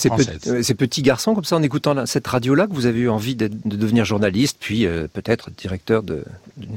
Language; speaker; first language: French; native; French